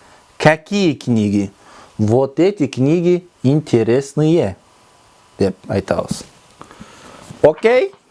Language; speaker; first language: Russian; non-native, local second language; Kyrgyz